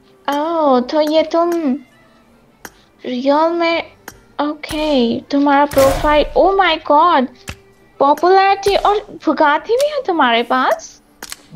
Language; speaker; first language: Hindi; non-native, learner; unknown